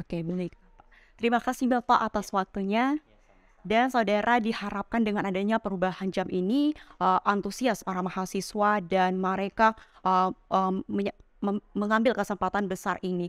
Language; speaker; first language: Indonesian; native; Indonesian